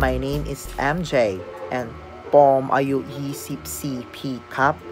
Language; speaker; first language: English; non-native, local second language; Filipino